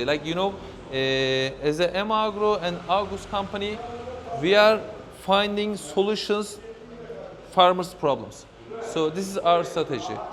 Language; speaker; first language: English; non-native, fluent; Turkish